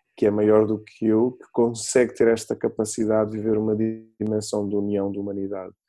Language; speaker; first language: Portuguese; native; Portuguese